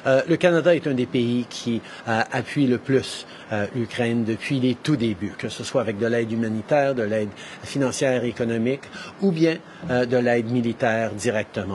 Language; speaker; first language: French; native; French